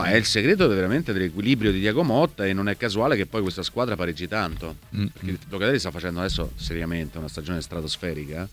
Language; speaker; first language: Italian; native; Italian